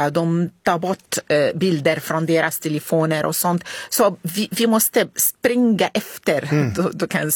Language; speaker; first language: Swedish; non-native, learner; Arabic